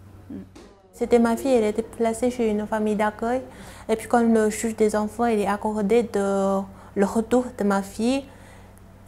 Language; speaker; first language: French; non-native, learner; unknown